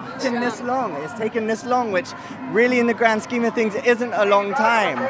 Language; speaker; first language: English; native; English